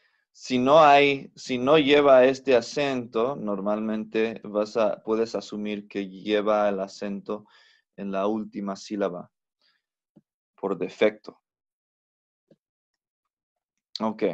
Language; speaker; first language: Spanish; non-native, fluent; English